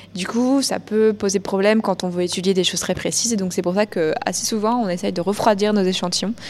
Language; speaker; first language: French; native; French